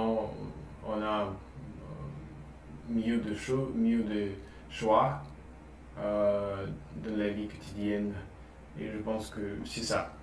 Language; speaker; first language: French; non-native, learner; Russian